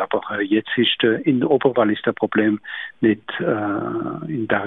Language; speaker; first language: German; non-native, local second language; French